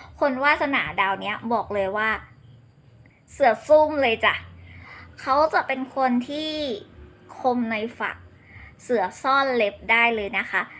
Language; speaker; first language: Thai; native; Thai